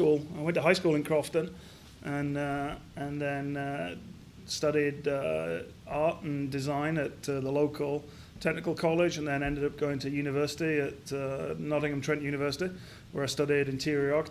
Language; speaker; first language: English; native; English